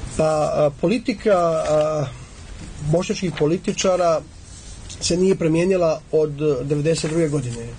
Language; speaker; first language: Serbian; native; Serbian